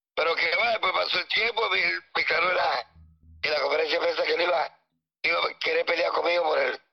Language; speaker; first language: Spanish; native; Spanish